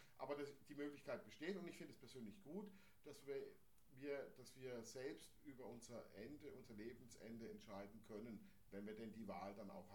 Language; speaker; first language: German; native; German